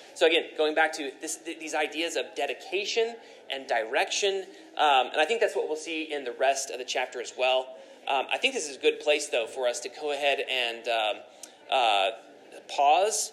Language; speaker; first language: English; native; English